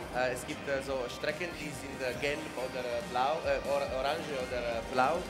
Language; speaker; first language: German; non-native, fluent; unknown